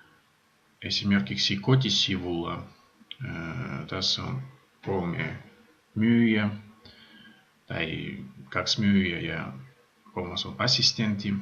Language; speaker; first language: Finnish; non-native, fluent; Russian